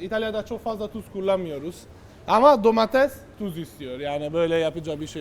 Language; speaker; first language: Turkish; non-native, fluent; Italian